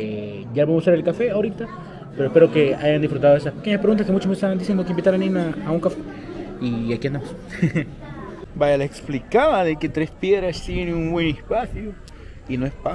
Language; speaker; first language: Spanish; native; Spanish